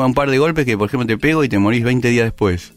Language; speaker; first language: Spanish; native; Spanish